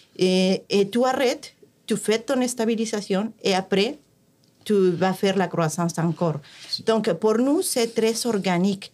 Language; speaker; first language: French; non-native, fluent; Spanish